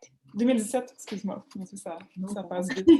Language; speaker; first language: French; native; French